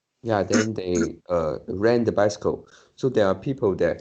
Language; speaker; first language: English; non-native, learner; Chinese